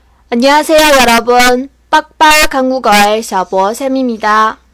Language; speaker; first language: Korean; non-native, fluent; Chinese